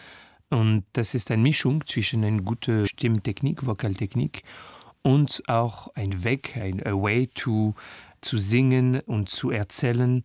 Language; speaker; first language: German; non-native, fluent; French